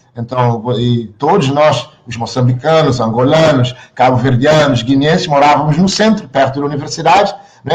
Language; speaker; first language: Portuguese; non-native, local second language; Kabuverdianu